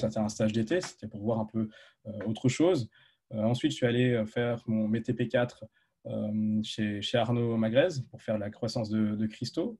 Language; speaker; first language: French; native; French